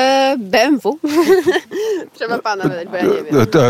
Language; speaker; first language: Polish; early bilingual, heritage; Polish